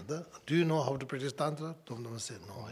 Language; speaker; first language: Russian; non-native, learner; Tibetan